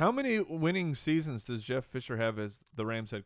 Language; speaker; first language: English; native; English